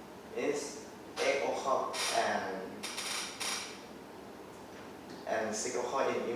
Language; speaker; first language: English; non-native, learner; Thai